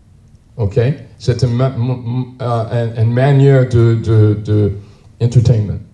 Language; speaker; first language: French; non-native, learner; English